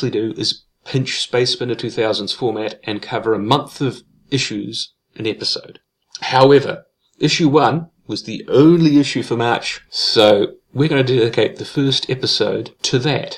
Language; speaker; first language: English; native; English